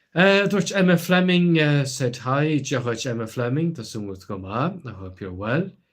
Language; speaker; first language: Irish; non-native, local second language; English